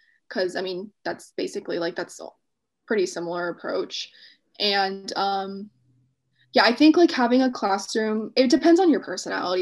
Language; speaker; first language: English; native; English